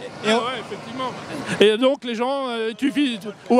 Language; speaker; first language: French; native; French